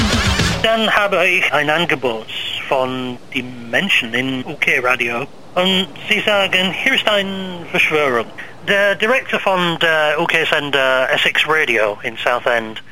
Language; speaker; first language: German; non-native, learner; English